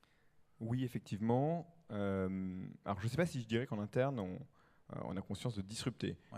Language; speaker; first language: French; native; French